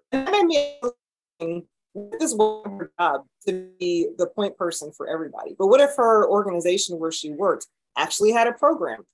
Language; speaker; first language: English; native; English